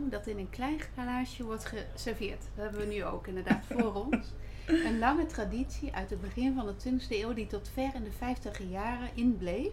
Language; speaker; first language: Dutch; native; Dutch